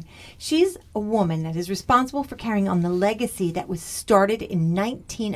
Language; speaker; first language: English; non-native, fluent; Turkish